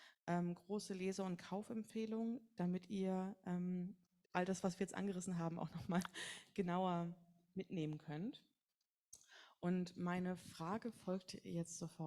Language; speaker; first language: German; native; German